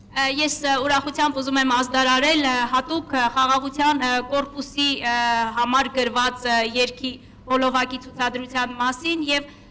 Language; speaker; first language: Armenian; native; Armenian